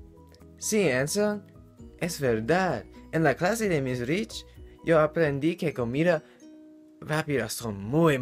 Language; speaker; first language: Spanish; non-native, learner; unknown